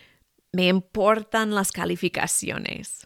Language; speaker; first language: Spanish; non-native, fluent; English